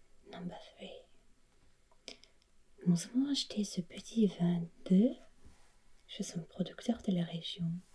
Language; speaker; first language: French; non-native, fluent; German